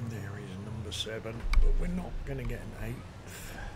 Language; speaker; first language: English; native; English